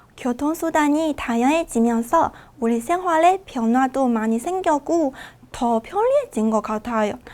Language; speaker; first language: Korean; non-native, fluent; Chinese